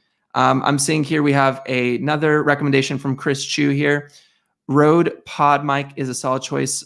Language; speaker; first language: English; native; English